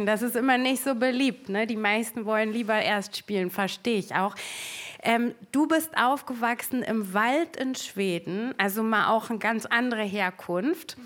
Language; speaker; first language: German; native; German